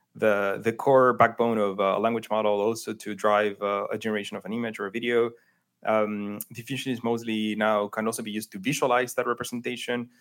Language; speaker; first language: English; non-native, fluent; Spanish